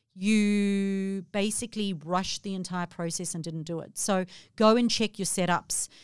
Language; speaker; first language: English; native; English